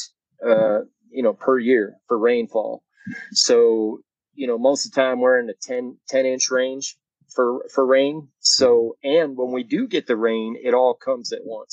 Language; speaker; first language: English; native; English